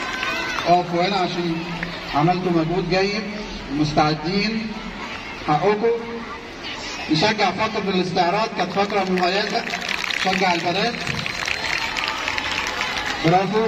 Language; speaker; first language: Arabic; native; Arabic